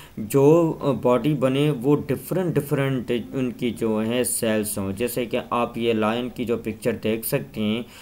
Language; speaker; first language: Urdu; non-native, local second language; Sindhi